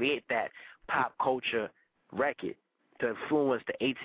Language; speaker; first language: English; non-native, fluent; Spanish